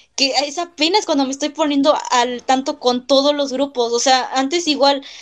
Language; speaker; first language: Spanish; native; Spanish